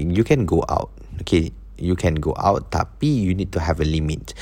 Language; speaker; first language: English; non-native, local second language; Malay